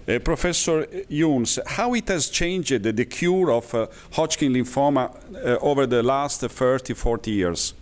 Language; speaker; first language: English; non-native, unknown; Italian